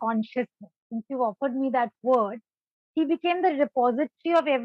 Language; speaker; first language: English; non-native, local second language; Bangla